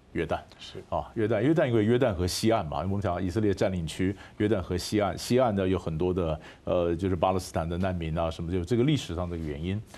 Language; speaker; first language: Chinese; native; Chinese